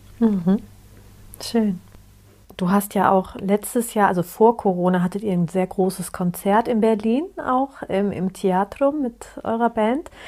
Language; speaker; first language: German; early bilingual, other home language; Turkish